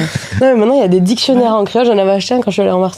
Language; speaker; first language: French; native; French